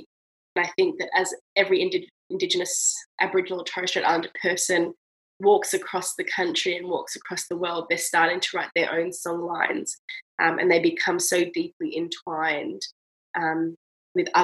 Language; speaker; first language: English; native; English